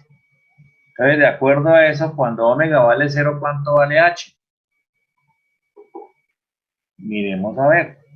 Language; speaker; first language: Spanish; native; Spanish